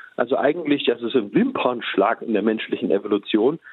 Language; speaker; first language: German; native; German